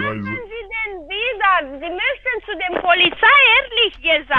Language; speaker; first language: German; non-native, fluent; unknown